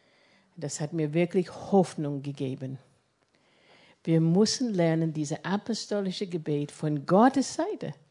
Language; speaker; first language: German; non-native, fluent; English